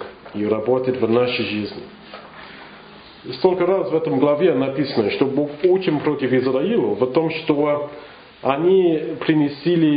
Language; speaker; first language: Russian; non-native, learner; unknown